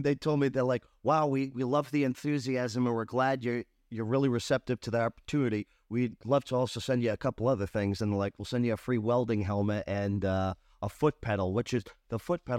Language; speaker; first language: English; native; English